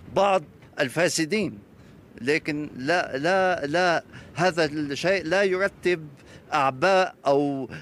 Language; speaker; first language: Arabic; native; Arabic